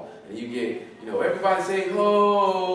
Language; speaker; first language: English; native; English